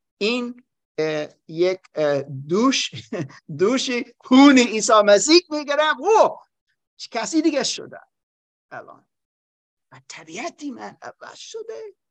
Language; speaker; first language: Persian; non-native, learner; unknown